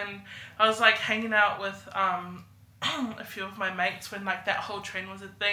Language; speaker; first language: English; native; English